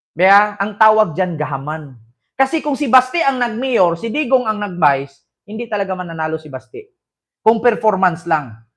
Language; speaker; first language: Filipino; non-native, local second language; Cebuano